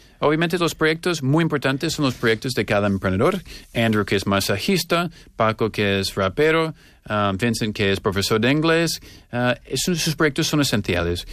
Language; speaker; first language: Spanish; non-native, fluent; English